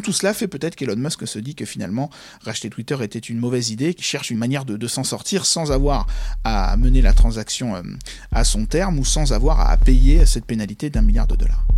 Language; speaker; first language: French; native; French